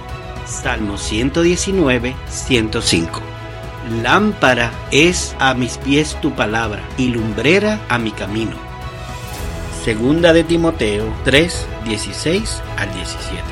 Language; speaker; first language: Spanish; native; Spanish